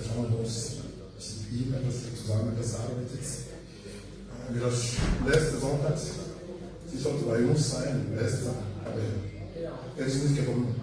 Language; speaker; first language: German; non-native, learner; French